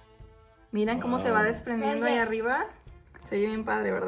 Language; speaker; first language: Spanish; native; Spanish